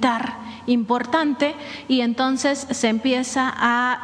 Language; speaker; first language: Spanish; native; Spanish